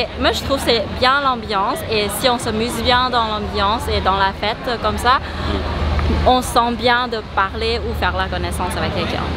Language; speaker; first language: French; non-native, fluent; Thai